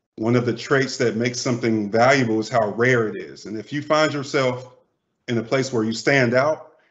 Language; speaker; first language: English; native; English